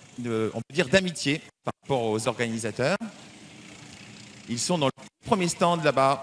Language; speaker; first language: French; native; French